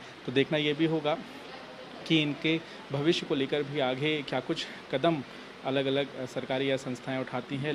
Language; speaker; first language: Hindi; native; Hindi